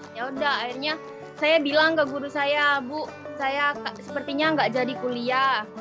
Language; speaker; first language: Indonesian; non-native, local second language; Madurese